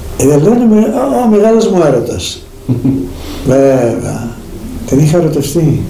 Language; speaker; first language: Greek; early bilingual, heritage; Greek